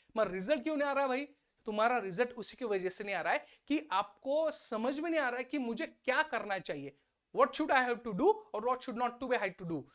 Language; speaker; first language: Hindi; non-native, local second language; Marathi